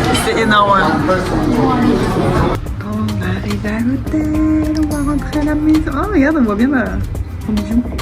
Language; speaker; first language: French; native; French